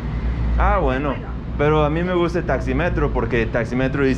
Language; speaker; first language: Spanish; non-native, fluent; English